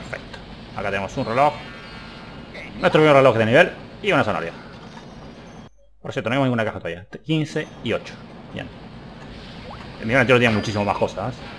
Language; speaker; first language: Spanish; native; Spanish